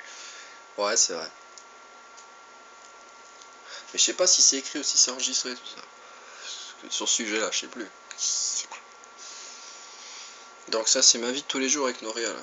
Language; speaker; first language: French; native; French